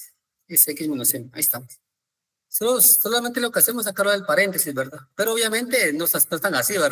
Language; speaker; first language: Spanish; native; Spanish